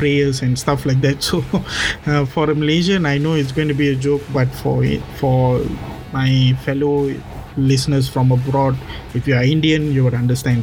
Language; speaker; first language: English; non-native, local second language; Tamil